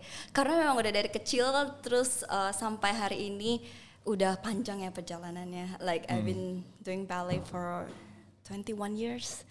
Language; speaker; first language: Indonesian; early bilingual, heritage; Indonesian